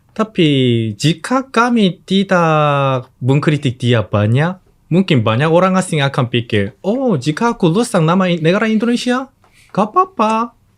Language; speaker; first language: Indonesian; non-native, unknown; Korean